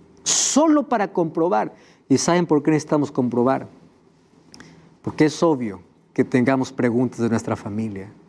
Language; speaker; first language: Spanish; native; Spanish